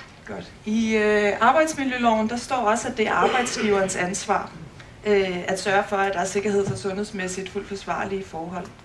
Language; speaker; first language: Danish; native; Danish